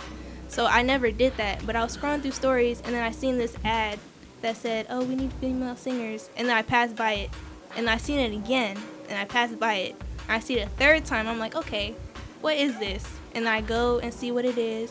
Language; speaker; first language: English; native; English